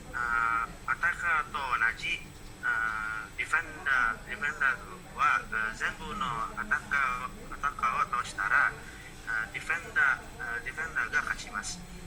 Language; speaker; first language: Japanese; non-native, learner; Indonesian